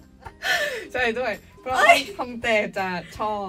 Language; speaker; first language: Thai; non-native, learner; Korean